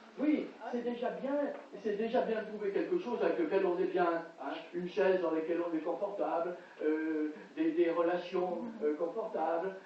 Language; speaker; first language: French; native; French